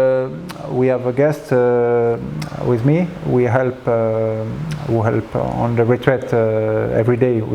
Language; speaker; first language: English; non-native, learner; French